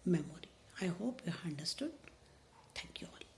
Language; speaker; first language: English; non-native, local second language; Kannada